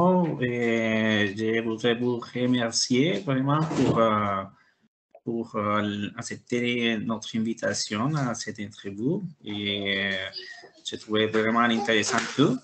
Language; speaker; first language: French; non-native, learner; Spanish